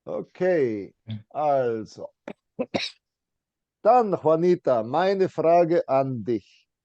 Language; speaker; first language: German; non-native, fluent; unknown